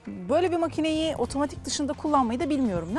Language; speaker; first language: Turkish; native; Turkish